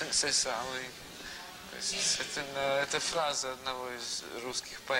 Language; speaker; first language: French; non-native, learner; Russian